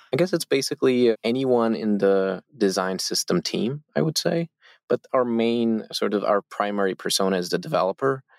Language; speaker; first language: English; non-native, fluent; Turkish